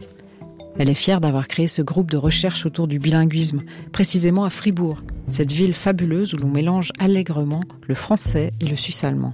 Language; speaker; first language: French; native; French